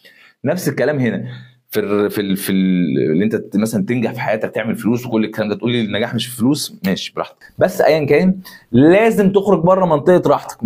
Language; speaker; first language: Arabic; native; Arabic